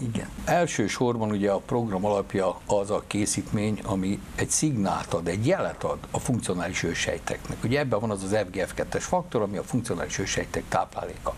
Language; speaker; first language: Hungarian; native; Hungarian